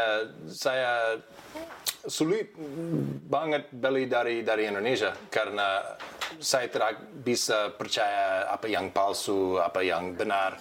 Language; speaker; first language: Indonesian; non-native, learner; English